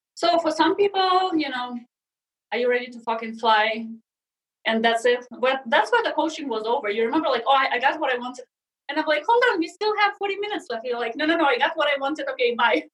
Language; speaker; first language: English; non-native, fluent; Russian